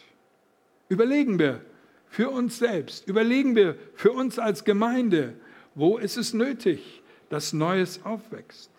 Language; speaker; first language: German; native; German